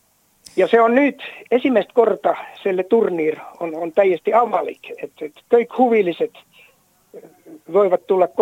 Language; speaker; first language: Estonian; non-native, learner; Finnish